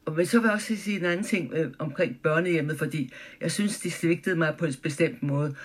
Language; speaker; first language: Danish; early bilingual, other home language; German